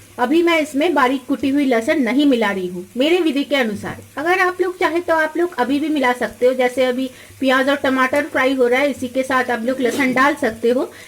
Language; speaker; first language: Hindi; non-native, local second language; Bangla